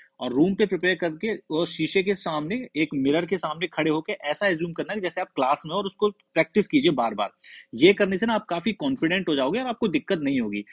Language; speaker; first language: Hindi; native; Hindi